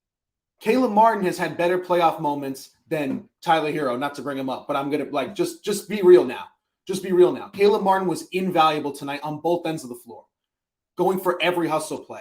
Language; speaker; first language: English; native; English